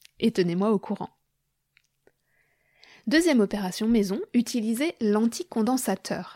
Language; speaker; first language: French; native; French